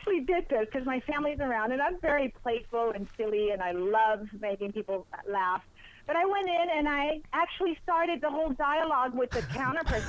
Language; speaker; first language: English; non-native, fluent; Spanish